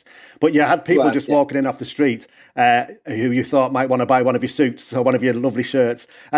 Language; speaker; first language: English; native; English